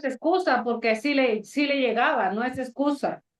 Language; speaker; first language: Spanish; native; Spanish